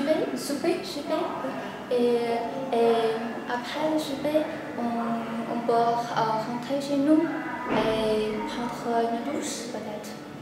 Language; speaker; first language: French; non-native, learner; Chinese